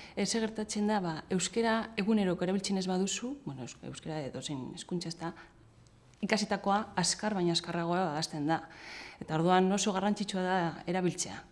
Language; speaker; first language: Basque; non-native, local second language; Spanish